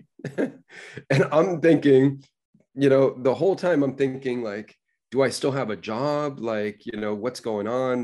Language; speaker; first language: English; native; English